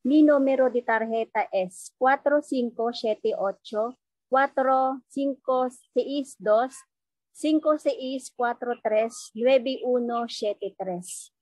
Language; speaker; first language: Spanish; non-native, learner; Filipino